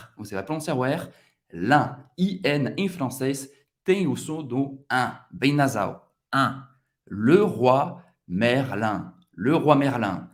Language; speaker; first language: Portuguese; non-native, fluent; French